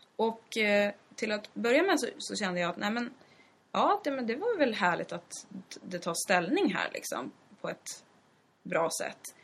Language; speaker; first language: Swedish; native; Swedish